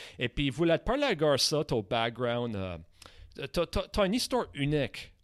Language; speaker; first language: French; native; French